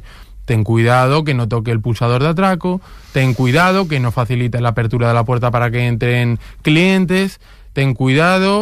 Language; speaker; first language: Spanish; native; Spanish